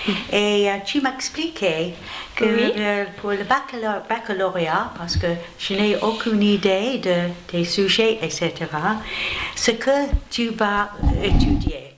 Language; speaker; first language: French; non-native, learner; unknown